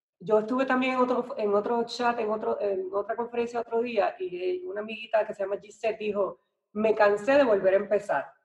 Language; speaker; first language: Spanish; native; Spanish